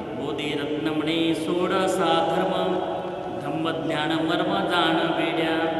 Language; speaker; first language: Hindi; non-native, local second language; Marathi